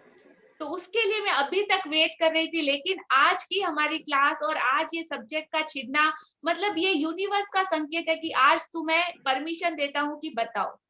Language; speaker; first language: Hindi; native; Hindi